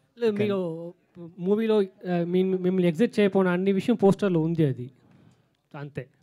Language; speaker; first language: Telugu; non-native, learner; Tamil